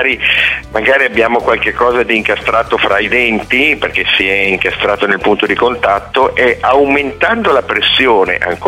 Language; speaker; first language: Italian; native; Italian